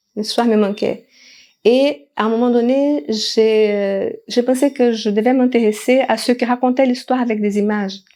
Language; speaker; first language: French; non-native, fluent; Portuguese